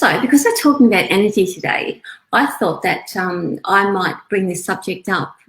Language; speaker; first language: English; native; English